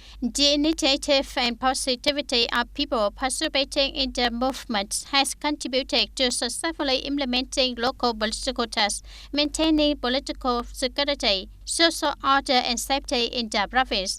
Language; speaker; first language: English; non-native, fluent; Vietnamese